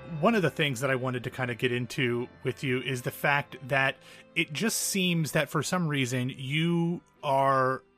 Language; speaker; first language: English; native; English